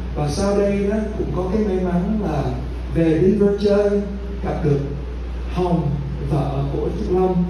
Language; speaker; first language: Vietnamese; early bilingual, heritage; Vietnamese